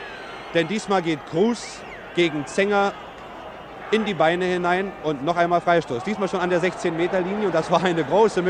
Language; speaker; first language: German; native; German